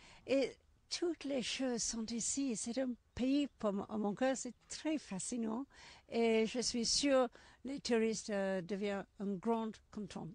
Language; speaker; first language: French; non-native, learner; English